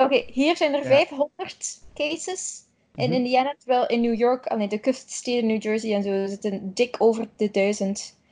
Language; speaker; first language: Dutch; native; Dutch